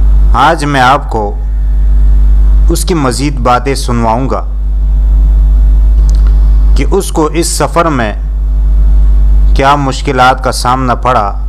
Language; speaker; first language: Urdu; native; Urdu